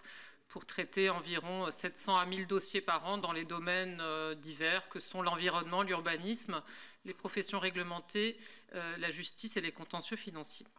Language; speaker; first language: French; native; French